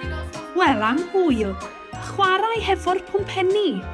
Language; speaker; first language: Welsh; native; Welsh